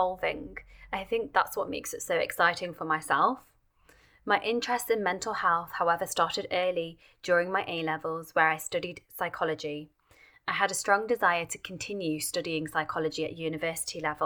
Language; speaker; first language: English; native; English